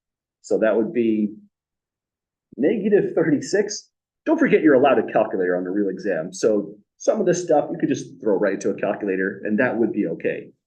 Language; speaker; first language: English; native; English